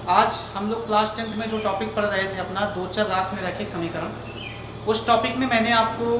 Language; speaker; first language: Hindi; native; Hindi